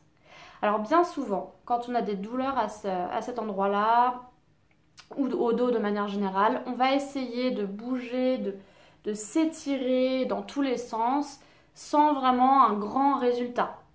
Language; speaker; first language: French; native; French